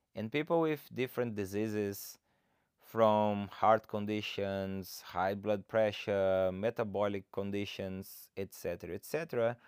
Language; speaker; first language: English; non-native, fluent; Portuguese